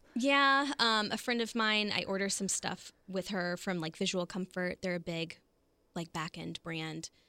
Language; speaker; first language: English; native; English